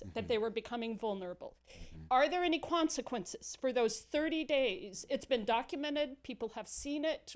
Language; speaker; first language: English; native; English